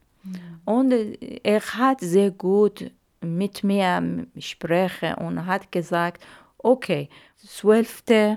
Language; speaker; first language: German; non-native, learner; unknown